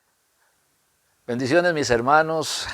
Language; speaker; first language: Spanish; native; Spanish